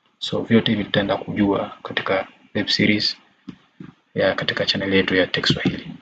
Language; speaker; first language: Swahili; native; Swahili